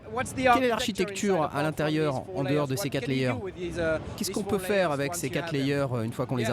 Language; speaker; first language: French; native; French